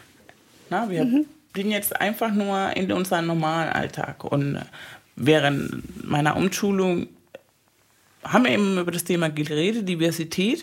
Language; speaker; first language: German; native; German